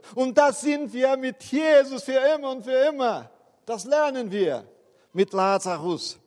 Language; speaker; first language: German; non-native, fluent; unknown